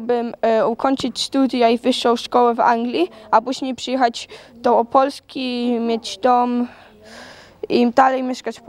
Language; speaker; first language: Polish; early bilingual, heritage; Polish